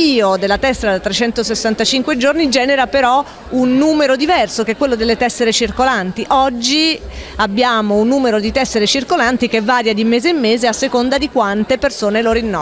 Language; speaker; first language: Italian; native; Italian